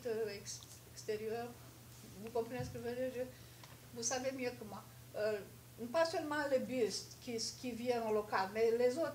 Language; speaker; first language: French; non-native, fluent; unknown